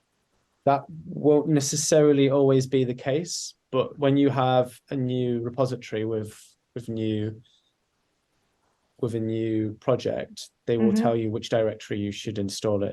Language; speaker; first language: English; native; English